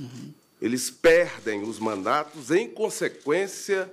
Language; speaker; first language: Portuguese; native; Portuguese